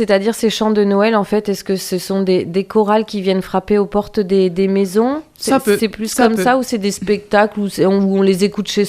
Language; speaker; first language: French; native; French